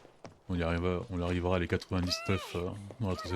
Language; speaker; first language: French; native; French